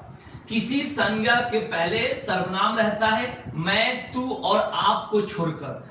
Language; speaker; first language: Hindi; native; Hindi